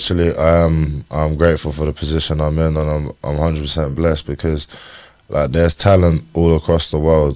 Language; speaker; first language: English; native; English